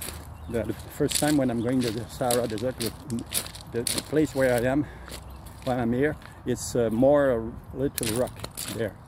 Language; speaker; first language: English; non-native, learner; French